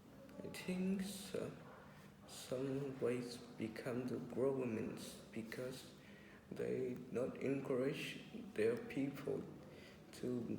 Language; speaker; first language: English; non-native, learner; Vietnamese